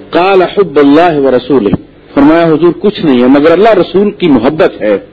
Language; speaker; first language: Urdu; non-native, local second language; Punjabi